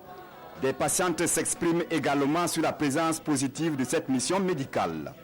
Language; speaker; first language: French; native; French